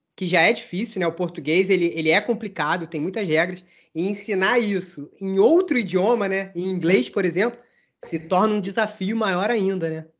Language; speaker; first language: Portuguese; native; Portuguese